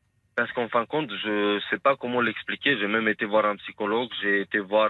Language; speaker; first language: French; non-native, fluent; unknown